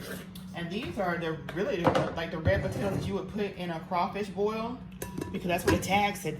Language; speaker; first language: English; native; English